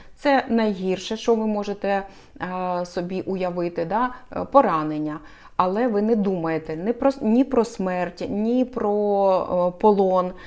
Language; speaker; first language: Ukrainian; non-native, local second language; Russian